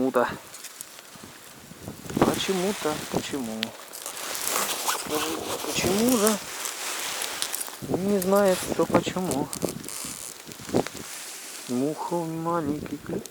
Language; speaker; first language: Russian; native; Russian